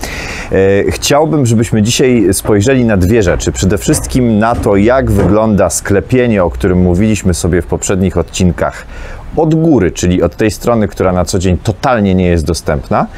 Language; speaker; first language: Polish; native; Polish